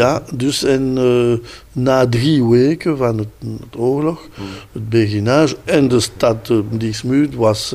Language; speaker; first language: Dutch; non-native, local second language; French